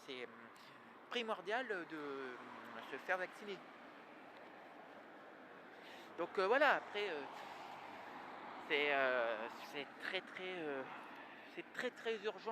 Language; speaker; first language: French; native; French